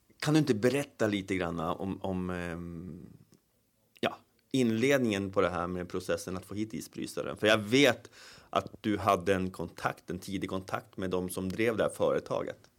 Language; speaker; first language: Swedish; native; Swedish